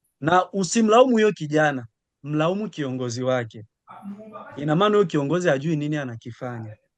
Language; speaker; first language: Swahili; native; Swahili